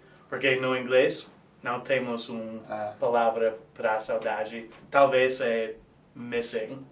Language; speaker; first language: Portuguese; non-native, fluent; English